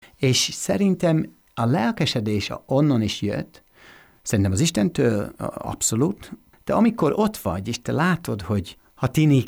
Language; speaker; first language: Hungarian; non-native, fluent; English